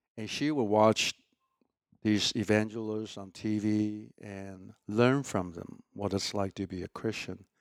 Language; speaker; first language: English; early bilingual, other home language; Chinese